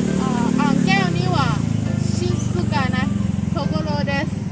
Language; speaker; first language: Japanese; non-native, learner; Thai